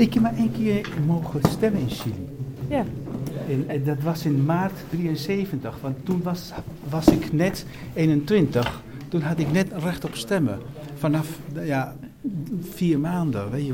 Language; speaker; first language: Dutch; non-native, fluent; Spanish